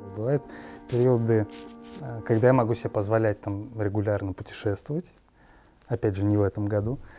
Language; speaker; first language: Russian; native; Russian